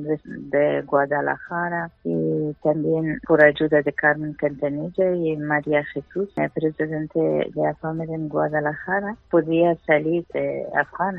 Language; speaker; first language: Spanish; non-native, learner; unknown